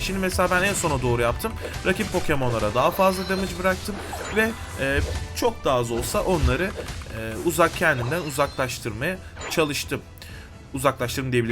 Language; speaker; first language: Turkish; native; Turkish